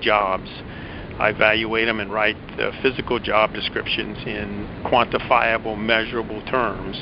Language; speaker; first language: English; native; English